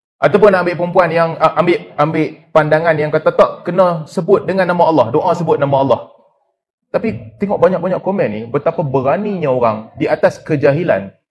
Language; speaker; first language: Malay; native; Malay